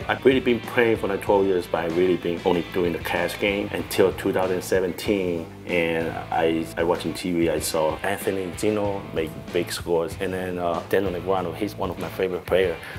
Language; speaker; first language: English; non-native, learner; Chinese